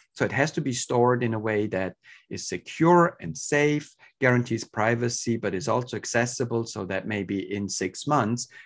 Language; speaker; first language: English; non-native, fluent; Swiss German